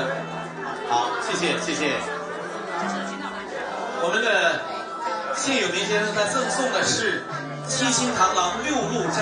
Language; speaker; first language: Chinese; native; Chinese